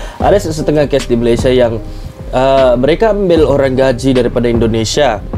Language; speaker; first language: Malay; native; Malay